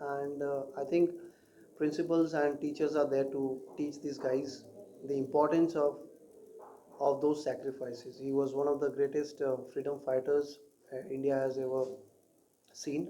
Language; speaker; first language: English; non-native, local second language; Hindi